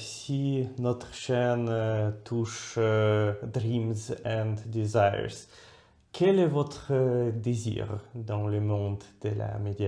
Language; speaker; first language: French; non-native, fluent; Russian